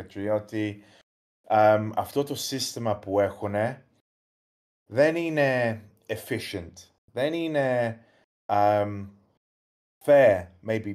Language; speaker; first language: Greek; early bilingual, heritage; English